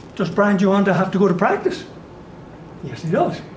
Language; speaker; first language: English; native; English